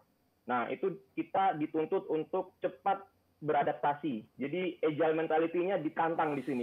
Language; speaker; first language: Indonesian; native; Indonesian